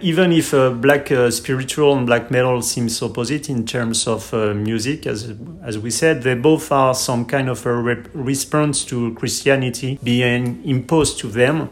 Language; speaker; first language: English; non-native, fluent; French